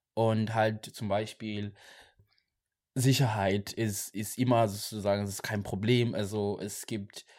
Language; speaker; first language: German; non-native, learner; Xhosa